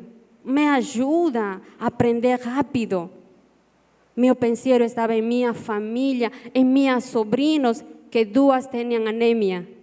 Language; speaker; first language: Portuguese; non-native, learner; Spanish